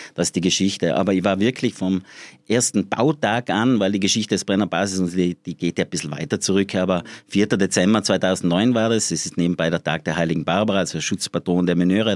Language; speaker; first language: German; native; German